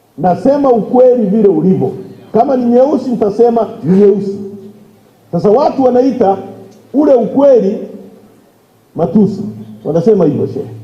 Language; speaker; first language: Swahili; native; Swahili